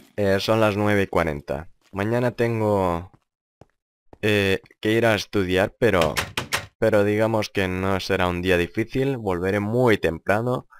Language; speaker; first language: Spanish; non-native, fluent; Lithuanian